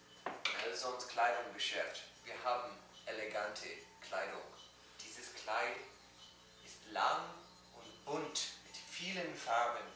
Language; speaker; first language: German; non-native, learner; English